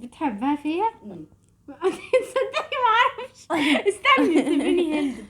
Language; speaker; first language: Egyptian Arabic; native; Egyptian Arabic